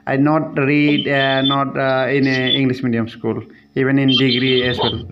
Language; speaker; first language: English; non-native, local second language; Assamese